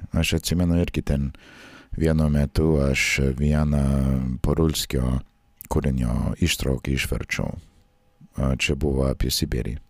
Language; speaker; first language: Lithuanian; non-native, fluent; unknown